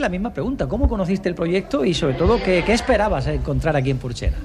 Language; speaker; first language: Spanish; native; Spanish